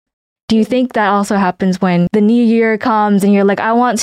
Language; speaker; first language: English; non-native, fluent; Vietnamese